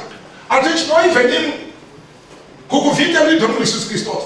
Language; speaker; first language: Romanian; non-native, learner; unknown